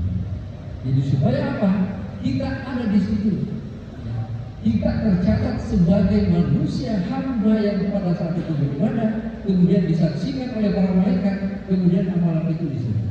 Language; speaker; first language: Indonesian; non-native, local second language; Buginese